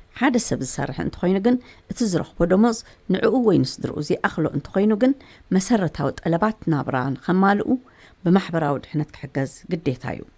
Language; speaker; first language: Tigrinya; native; Tigrinya